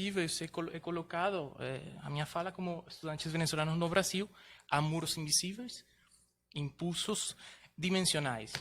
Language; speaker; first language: Portuguese; non-native, fluent; Spanish